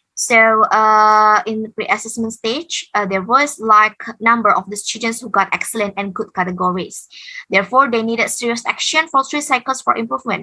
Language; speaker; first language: English; non-native, learner; Indonesian